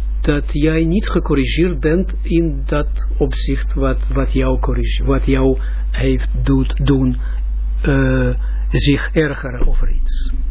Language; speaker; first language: Dutch; non-native, fluent; Russian